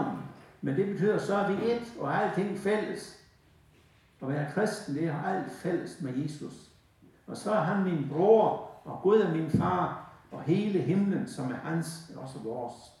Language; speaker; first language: Danish; native; Danish